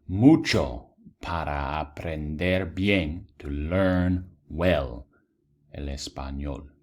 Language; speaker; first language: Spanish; non-native, fluent; English